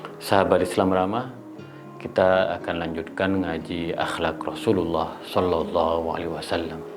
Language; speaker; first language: Indonesian; non-native, local second language; Madurese